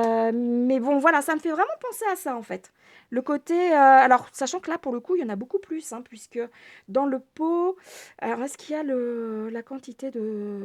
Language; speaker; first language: French; native; French